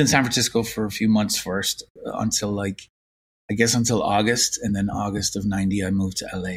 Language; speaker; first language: English; native; English